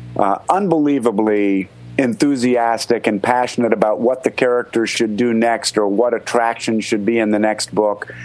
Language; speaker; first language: English; native; English